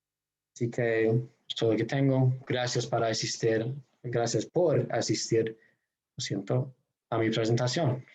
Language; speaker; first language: Spanish; non-native, fluent; English